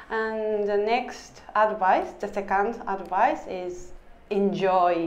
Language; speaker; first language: English; non-native, learner; Japanese